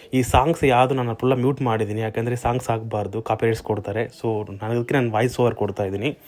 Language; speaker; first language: Kannada; native; Kannada